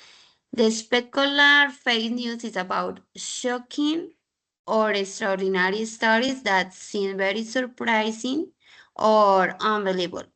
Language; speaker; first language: English; non-native, learner; Spanish